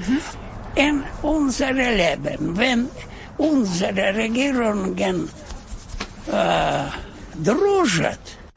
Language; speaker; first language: German; non-native, learner; Russian